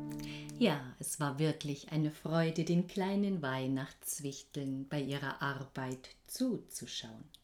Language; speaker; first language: German; native; German